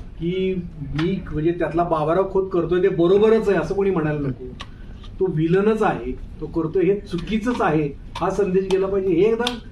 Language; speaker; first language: Marathi; native; Marathi